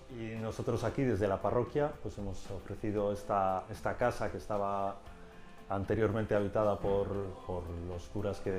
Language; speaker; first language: Spanish; native; Spanish